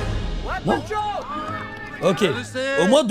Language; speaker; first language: French; native; French